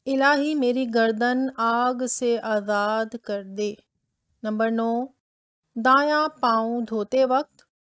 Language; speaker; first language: Hindi; native; Hindi